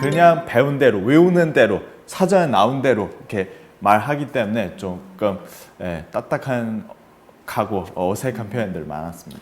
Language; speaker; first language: Korean; non-native, fluent; Chinese